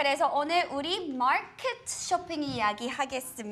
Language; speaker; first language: Korean; non-native, learner; English